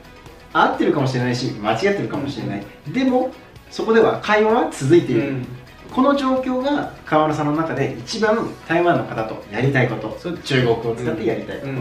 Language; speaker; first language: Japanese; native; Japanese